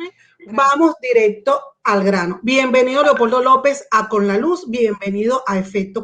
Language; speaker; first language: Spanish; native; Spanish